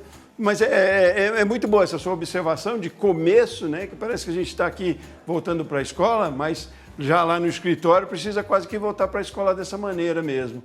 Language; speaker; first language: Portuguese; native; Portuguese